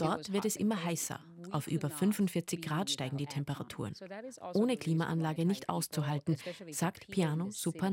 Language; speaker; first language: German; native; German